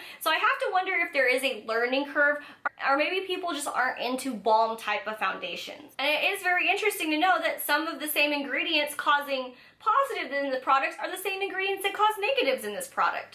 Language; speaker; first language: English; native; English